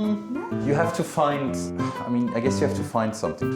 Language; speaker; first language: English; non-native, fluent; German